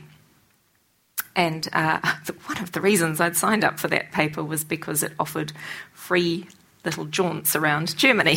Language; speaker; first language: English; native; English